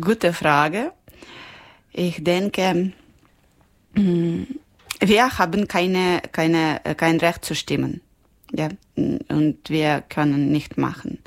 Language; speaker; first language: German; non-native, learner; Ukrainian